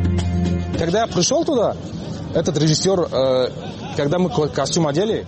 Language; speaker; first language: Russian; non-native, local second language; Tajik